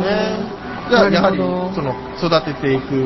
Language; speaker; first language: Japanese; native; Japanese